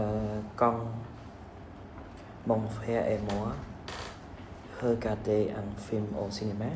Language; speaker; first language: French; non-native, learner; Vietnamese